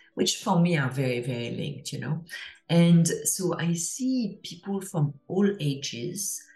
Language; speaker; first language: English; non-native, fluent; French